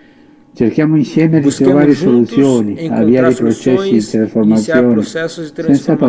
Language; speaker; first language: Italian; early bilingual, heritage; Spanish